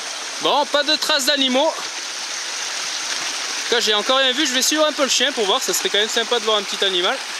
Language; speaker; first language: French; native; French